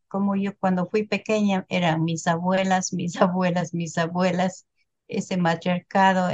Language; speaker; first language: Spanish; native; Spanish